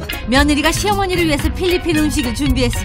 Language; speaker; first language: Korean; native; Korean